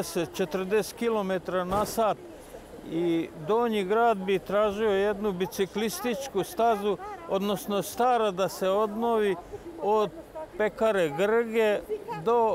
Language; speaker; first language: Serbian; native; Serbian